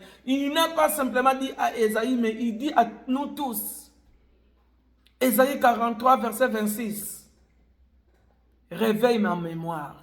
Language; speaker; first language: French; non-native, local second language; Lingala